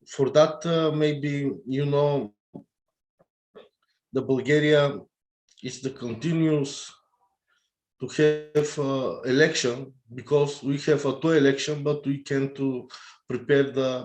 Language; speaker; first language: English; non-native, learner; Bulgarian